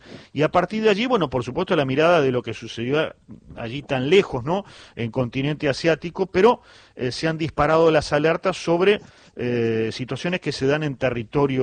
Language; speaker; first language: Spanish; native; Spanish